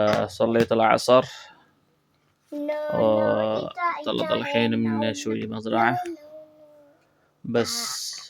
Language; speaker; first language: Arabic; non-native, learner; Bangla